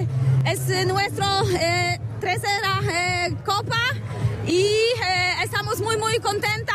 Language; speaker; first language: Spanish; non-native, learner; Polish